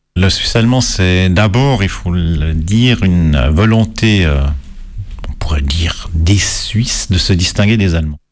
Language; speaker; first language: French; native; French